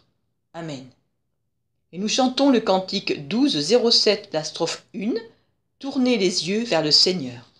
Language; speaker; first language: French; native; French